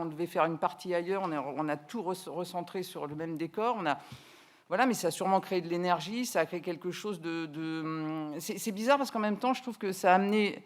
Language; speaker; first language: French; native; French